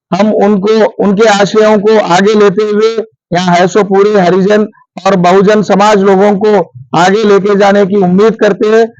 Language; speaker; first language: Hindi; non-native, local second language; Telugu